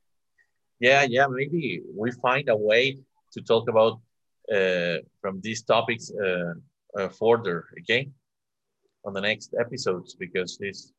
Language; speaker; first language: English; non-native, learner; Spanish